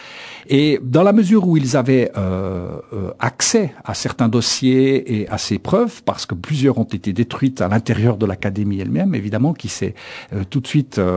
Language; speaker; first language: French; native; French